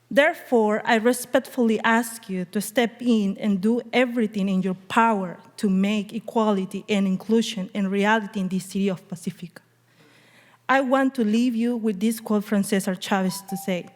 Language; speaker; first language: English; early bilingual, other home language; Spanish